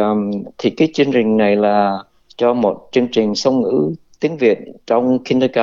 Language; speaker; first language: Vietnamese; early bilingual, heritage; Vietnamese